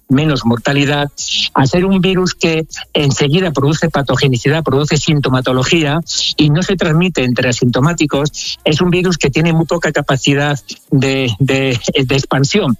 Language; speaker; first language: Spanish; native; Spanish